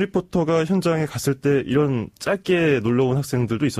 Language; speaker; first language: Korean; native; Korean